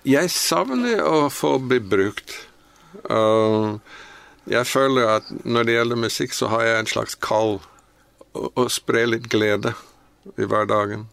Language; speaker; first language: Norwegian; non-native, fluent; English